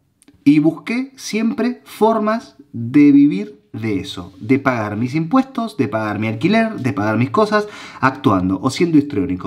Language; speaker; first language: Spanish; native; Spanish